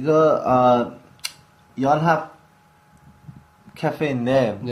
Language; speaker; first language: Korean; early bilingual, heritage; English